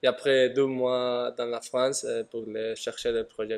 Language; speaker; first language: French; non-native, learner; Spanish